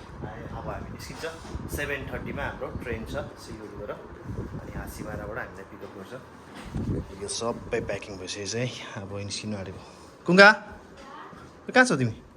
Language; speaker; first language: Nepali; non-native, local second language; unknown